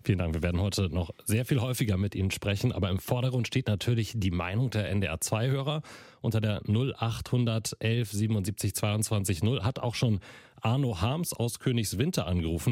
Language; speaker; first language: German; native; German